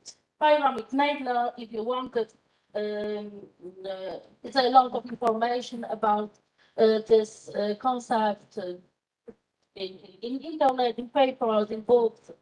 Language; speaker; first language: English; non-native, fluent; Polish